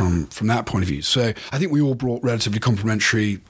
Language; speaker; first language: English; native; English